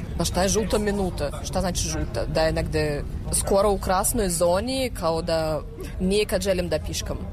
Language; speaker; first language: Serbian; non-native, fluent; Russian